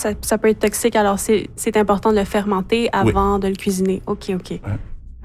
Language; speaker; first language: French; native; French